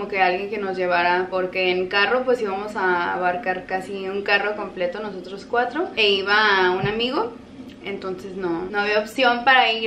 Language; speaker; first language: Spanish; native; Spanish